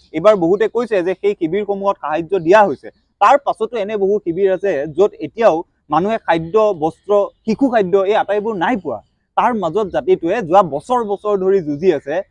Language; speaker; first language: Assamese; native; Assamese